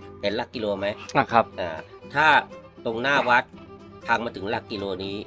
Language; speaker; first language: Thai; native; Thai